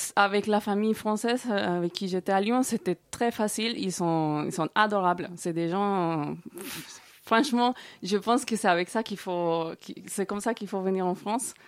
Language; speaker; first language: French; non-native, fluent; Spanish